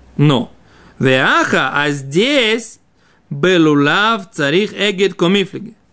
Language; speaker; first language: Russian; native; Russian